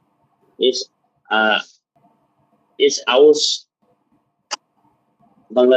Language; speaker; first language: German; non-native, learner; Bangla